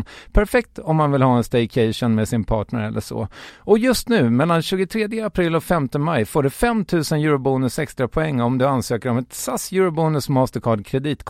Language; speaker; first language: Swedish; native; Swedish